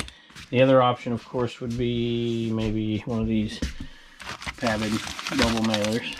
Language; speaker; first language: English; native; English